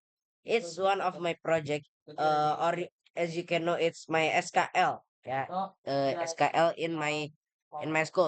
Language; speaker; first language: English; non-native, learner; Indonesian